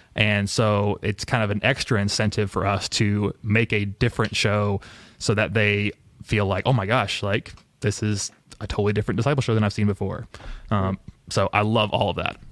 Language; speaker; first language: English; native; English